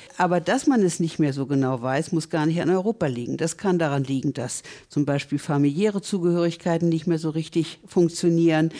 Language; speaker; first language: German; native; German